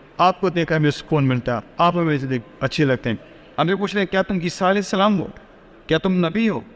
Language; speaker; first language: Urdu; non-native, local second language; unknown